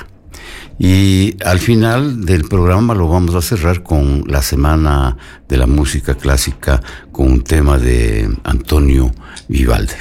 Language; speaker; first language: Spanish; native; Spanish